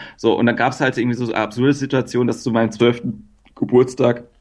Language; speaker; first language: German; native; German